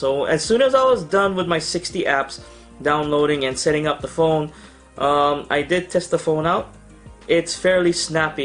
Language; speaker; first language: English; native; English